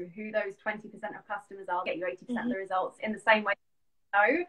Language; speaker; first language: English; native; English